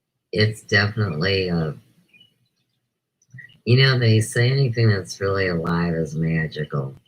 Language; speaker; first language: English; native; English